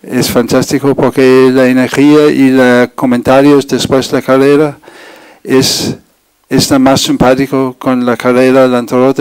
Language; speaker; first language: Spanish; non-native, fluent; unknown